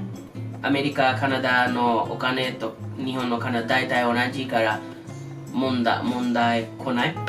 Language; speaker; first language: Japanese; non-native, learner; English